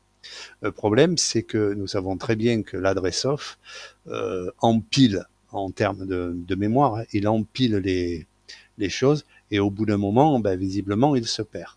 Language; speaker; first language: French; native; French